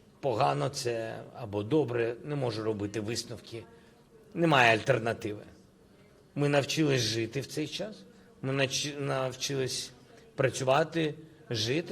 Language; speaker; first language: Ukrainian; non-native, local second language; Russian